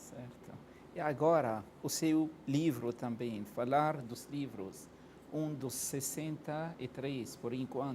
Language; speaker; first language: Portuguese; non-native, fluent; Arabic